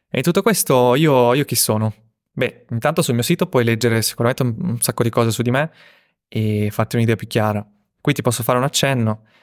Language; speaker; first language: Italian; early bilingual, other home language; Russian